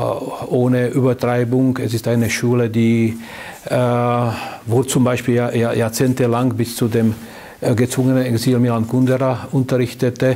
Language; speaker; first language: German; non-native, fluent; Czech